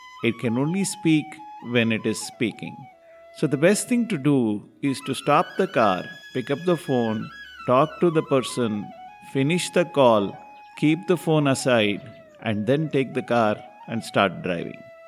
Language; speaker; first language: English; non-native, local second language; Tamil